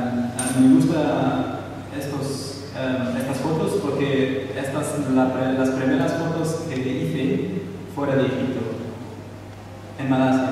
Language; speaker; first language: Spanish; non-native, learner; Arabic